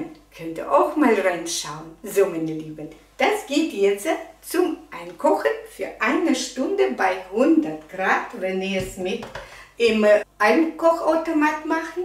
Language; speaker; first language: German; non-native, fluent; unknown